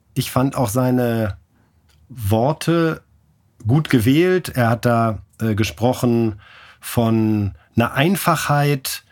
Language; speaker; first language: German; native; German